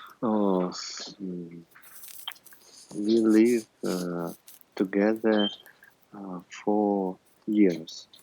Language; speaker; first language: English; non-native, learner; Russian